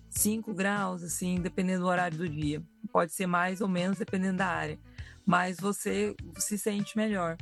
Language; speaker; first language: Portuguese; native; Portuguese